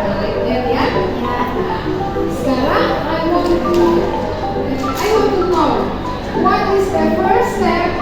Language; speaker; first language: English; non-native, learner; Indonesian